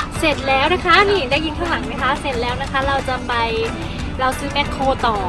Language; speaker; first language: Thai; native; Thai